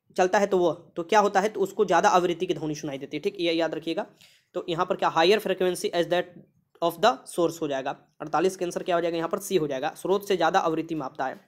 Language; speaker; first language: Hindi; native; Hindi